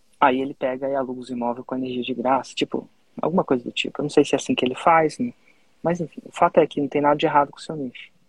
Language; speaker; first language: Portuguese; native; Portuguese